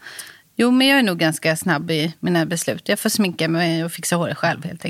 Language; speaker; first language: Swedish; native; Swedish